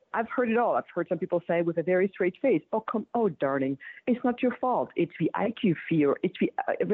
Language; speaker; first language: English; early bilingual, other home language; Wolof